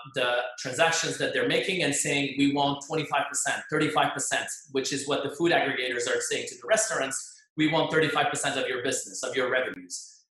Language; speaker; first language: English; non-native, fluent; French